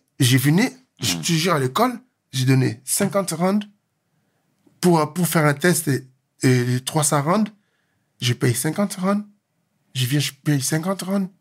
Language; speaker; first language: French; non-native, local second language; Lingala